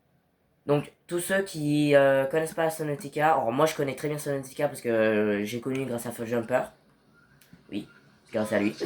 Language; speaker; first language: French; native; French